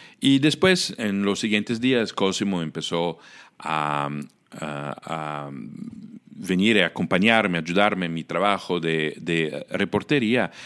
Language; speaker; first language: Spanish; non-native, fluent; Italian